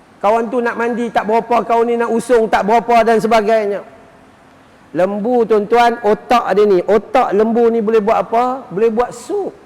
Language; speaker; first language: Malay; native; Malay